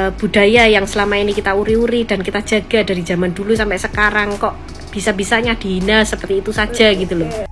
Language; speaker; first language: Indonesian; native; Indonesian